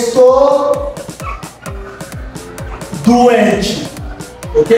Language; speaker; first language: Portuguese; non-native, fluent; Haitian Creole